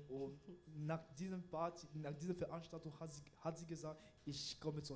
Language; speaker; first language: German; non-native, learner; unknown